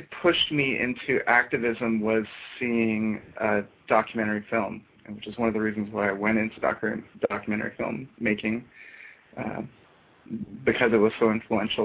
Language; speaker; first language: English; native; English